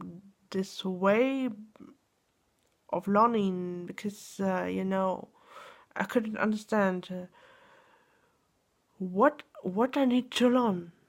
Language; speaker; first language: English; non-native, learner; Russian